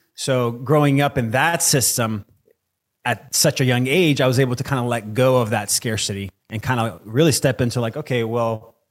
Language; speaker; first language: English; early bilingual, other home language; Portuguese